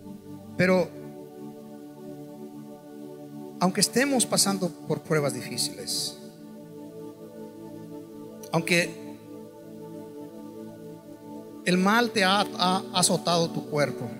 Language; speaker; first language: Spanish; native; Spanish